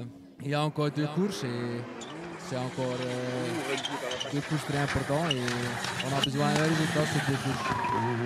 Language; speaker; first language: French; non-native, local second language; Dutch